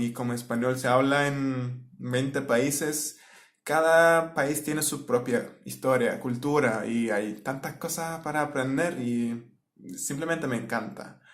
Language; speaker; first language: Spanish; non-native, fluent; Turkish